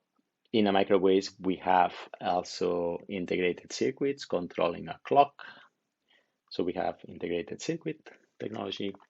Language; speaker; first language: English; non-native, fluent; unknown